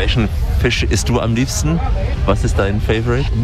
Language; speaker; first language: German; native; German